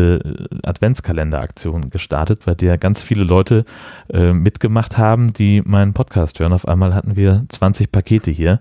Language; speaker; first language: German; native; German